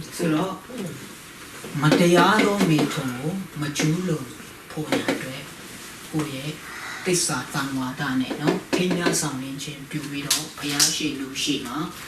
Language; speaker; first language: Burmese; non-native, local second language; Hakha Chin